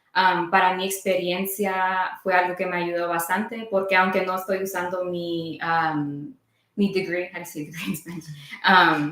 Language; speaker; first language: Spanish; early bilingual, heritage; Spanish